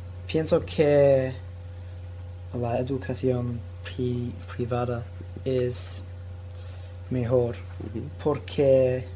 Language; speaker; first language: Spanish; non-native, learner; English